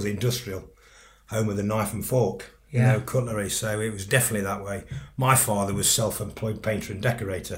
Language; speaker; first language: English; native; English